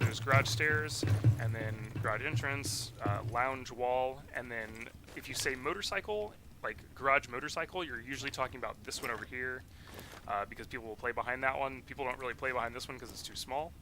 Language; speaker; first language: English; native; English